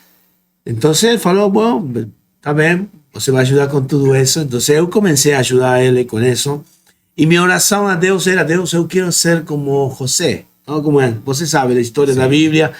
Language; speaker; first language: Portuguese; non-native, fluent; Spanish